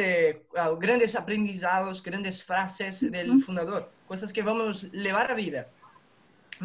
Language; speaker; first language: Spanish; non-native, learner; Portuguese